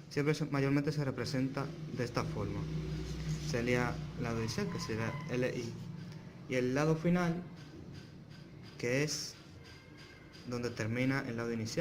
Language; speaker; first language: Spanish; native; Spanish